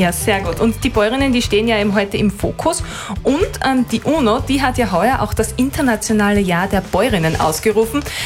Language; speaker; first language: German; native; German